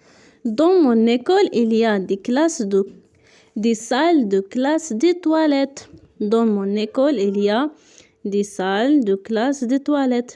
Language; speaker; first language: French; non-native, local second language; Arabic